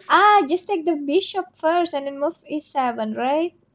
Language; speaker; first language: English; non-native, fluent; Indonesian